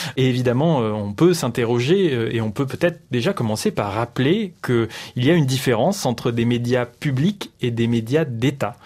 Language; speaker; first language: French; native; French